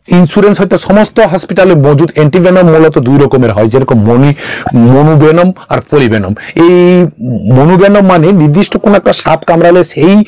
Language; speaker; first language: Bangla; non-native, local second language; Kok Borok